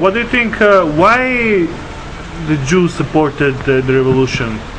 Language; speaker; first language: English; non-native, learner; Macedonian